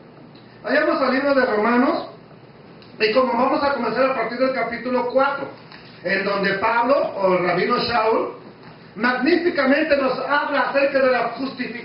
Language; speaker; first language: Spanish; native; Spanish